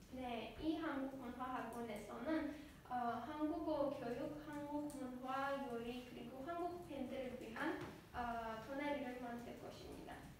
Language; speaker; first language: Korean; non-native, learner; Azerbaijani